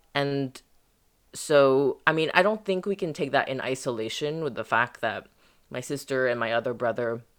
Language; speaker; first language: English; early bilingual, other home language; French